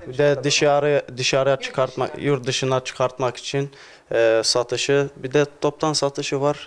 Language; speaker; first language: Turkish; non-native, learner; Arabic